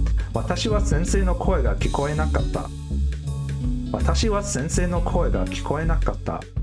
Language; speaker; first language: Japanese; non-native, learner; English